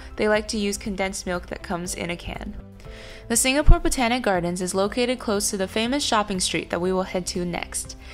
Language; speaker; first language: English; non-native, fluent; Chinese